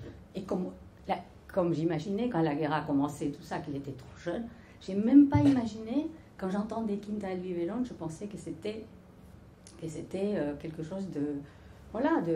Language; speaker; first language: French; non-native, fluent; Spanish